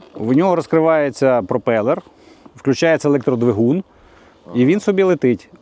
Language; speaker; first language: Ukrainian; native; Ukrainian